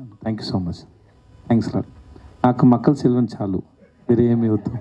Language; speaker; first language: Telugu; non-native, learner; Tamil